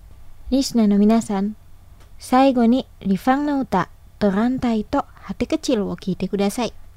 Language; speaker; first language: Japanese; non-native, fluent; Indonesian